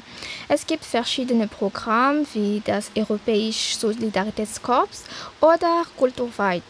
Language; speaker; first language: German; non-native, fluent; Malagasy